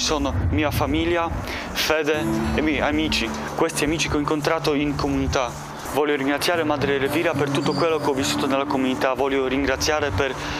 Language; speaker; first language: Italian; non-native, learner; Polish